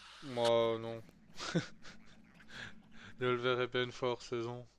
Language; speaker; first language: French; native; French